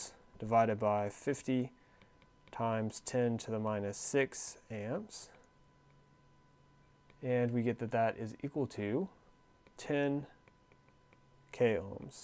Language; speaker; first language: English; native; English